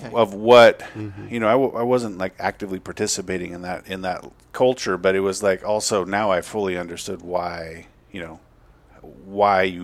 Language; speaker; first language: English; native; English